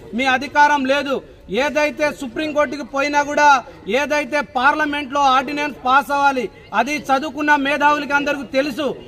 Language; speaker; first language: Telugu; non-native, local second language; Lambadi